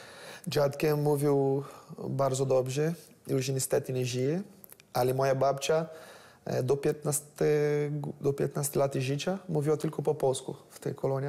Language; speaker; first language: Polish; non-native, learner; Portuguese